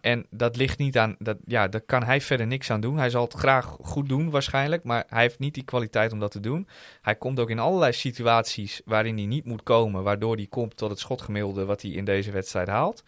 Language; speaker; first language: Dutch; native; Dutch